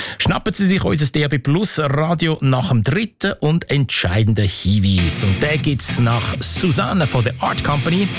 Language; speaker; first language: German; native; German